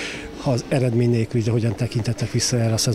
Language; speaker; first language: Hungarian; native; Hungarian